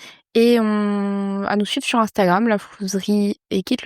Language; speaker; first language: French; native; French